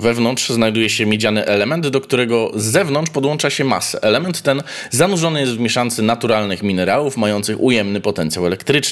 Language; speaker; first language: Polish; native; Polish